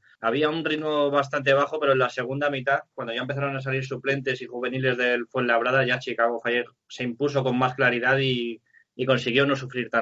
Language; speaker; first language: Spanish; native; Spanish